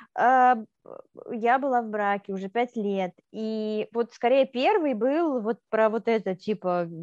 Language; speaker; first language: Russian; native; Russian